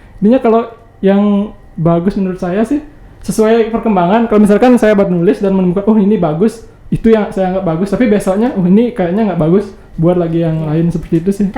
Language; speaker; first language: Indonesian; non-native, local second language; Balinese